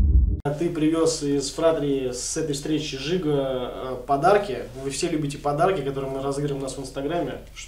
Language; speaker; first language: Russian; native; Russian